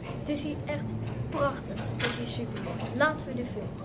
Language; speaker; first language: Dutch; native; Dutch